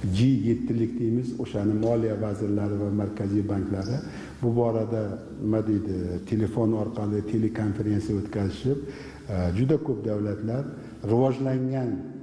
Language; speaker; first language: Russian; non-native, local second language; Uzbek